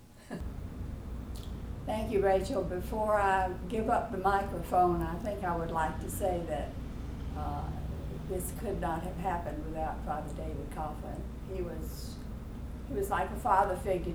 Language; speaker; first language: English; native; English